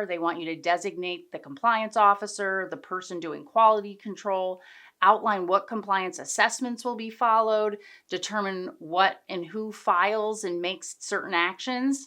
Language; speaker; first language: English; native; English